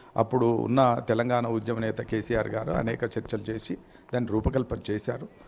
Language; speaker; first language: Telugu; native; Telugu